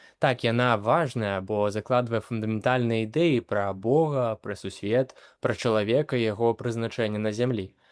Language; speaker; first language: Belarusian; native; Belarusian